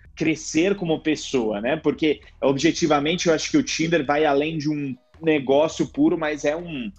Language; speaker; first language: Portuguese; non-native, fluent; Italian